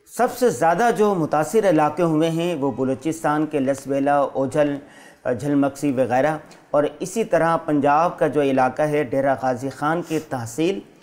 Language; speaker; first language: Urdu; non-native, local second language; Saraiki